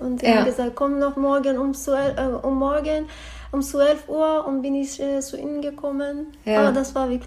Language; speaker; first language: German; non-native, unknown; Persian